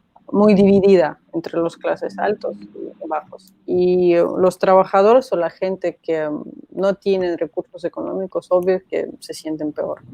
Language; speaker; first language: Spanish; non-native, fluent; Russian